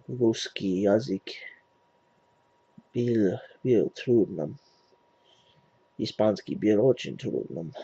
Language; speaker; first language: Russian; non-native, learner; English